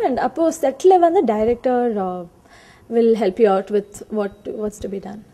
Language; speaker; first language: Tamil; non-native, learner; Kannada